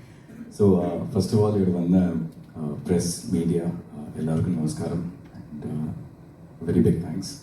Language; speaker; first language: Malayalam; non-native, learner; Tamil